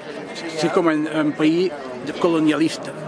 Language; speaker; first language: French; non-native, fluent; Catalan